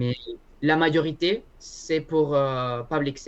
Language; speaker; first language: French; non-native, learner; Spanish